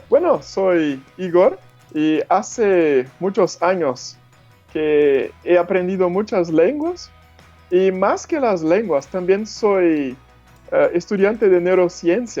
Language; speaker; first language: Spanish; non-native, fluent; Portuguese